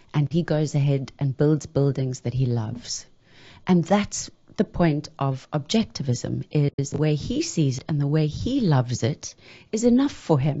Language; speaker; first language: English; native; English